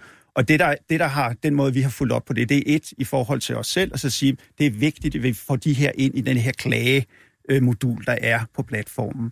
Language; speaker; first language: Danish; native; Danish